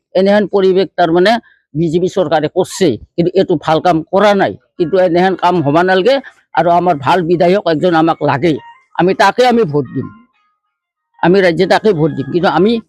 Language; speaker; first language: Assamese; non-native, local second language; Bangla